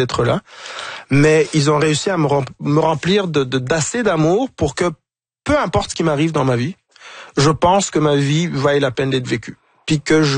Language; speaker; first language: French; non-native, local second language; Kinyarwanda